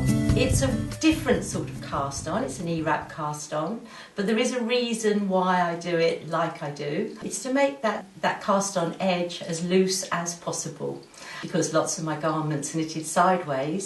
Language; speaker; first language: English; native; English